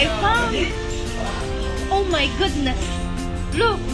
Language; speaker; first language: English; non-native, learner; Cebuano